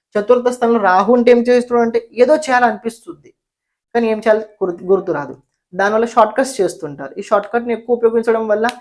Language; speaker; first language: Telugu; non-native, local second language; Marathi